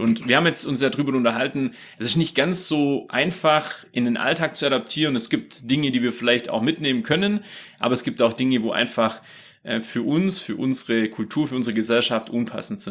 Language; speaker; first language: German; native; German